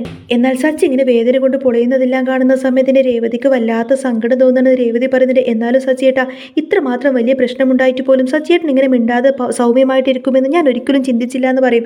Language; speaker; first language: Malayalam; native; Malayalam